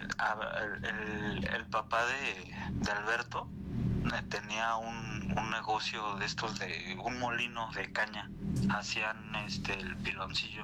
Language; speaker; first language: Spanish; native; Spanish